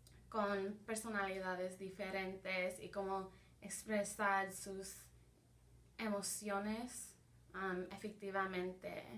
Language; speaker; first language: Spanish; early bilingual, heritage; Spanish